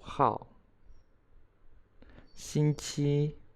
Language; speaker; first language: Chinese; non-native, fluent; Khmer